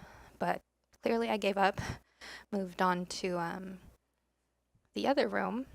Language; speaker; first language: English; native; English